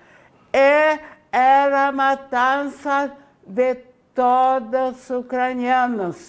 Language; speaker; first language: Portuguese; non-native, fluent; Ukrainian